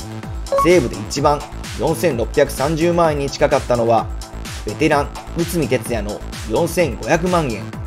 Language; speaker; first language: Japanese; native; Japanese